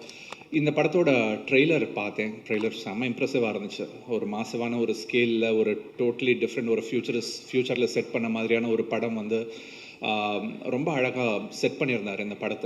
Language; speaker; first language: Tamil; native; Tamil